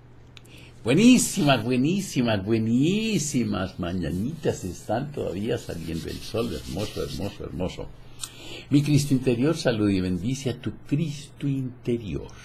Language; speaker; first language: Spanish; native; Spanish